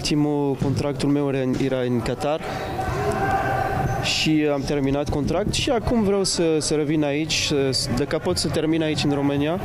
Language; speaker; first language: Romanian; non-native, learner; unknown